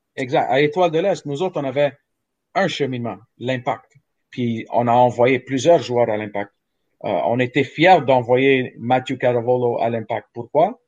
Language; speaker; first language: French; native; French